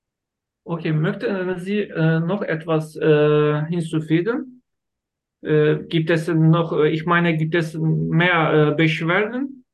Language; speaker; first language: German; non-native, learner; Turkish